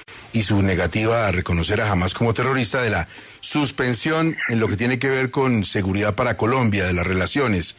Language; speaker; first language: Spanish; native; Spanish